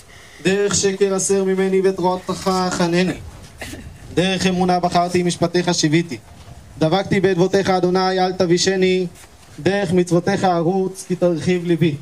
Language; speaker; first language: Hebrew; native; Hebrew